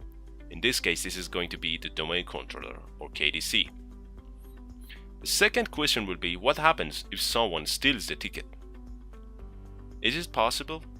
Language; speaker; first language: English; non-native, fluent; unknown